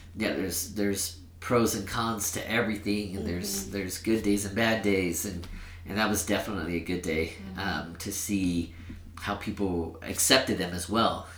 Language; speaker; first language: English; early bilingual, other home language; Spanish